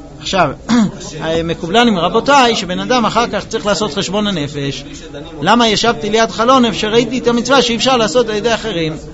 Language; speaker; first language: Hebrew; non-native, fluent; English